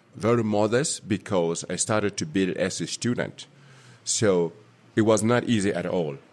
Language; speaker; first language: English; non-native, fluent; Mossi